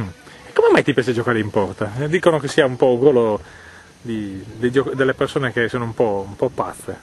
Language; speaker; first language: Italian; native; Italian